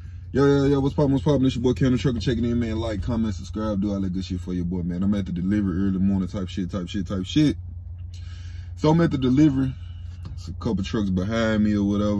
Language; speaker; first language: English; native; English